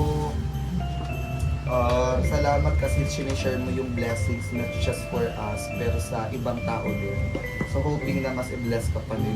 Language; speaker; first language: Filipino; native; Filipino